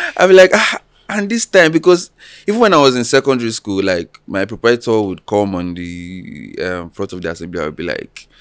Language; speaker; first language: English; non-native, local second language; Yoruba